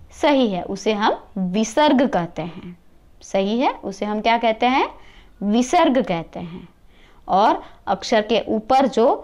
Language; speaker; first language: Hindi; non-native, local second language; Gujarati